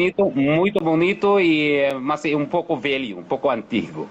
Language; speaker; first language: Portuguese; non-native, fluent; Arabic